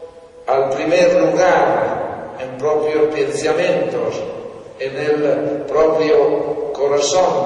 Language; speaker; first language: Spanish; non-native, fluent; Italian